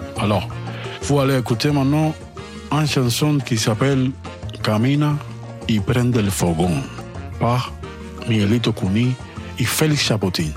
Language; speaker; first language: French; non-native, learner; Spanish